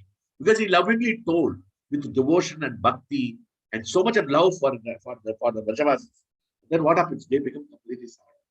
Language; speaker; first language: English; non-native, local second language; Hindi